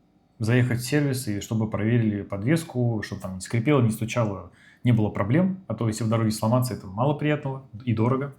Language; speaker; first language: Russian; native; Russian